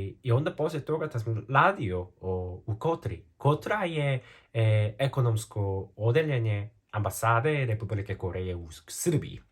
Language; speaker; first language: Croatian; non-native, fluent; Korean